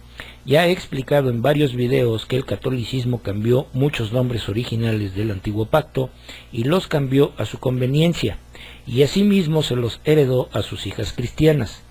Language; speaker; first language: Spanish; native; Spanish